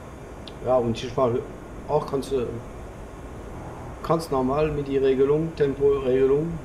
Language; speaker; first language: German; non-native, fluent; French